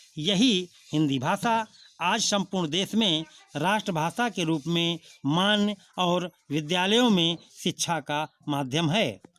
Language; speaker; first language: Hindi; native; Hindi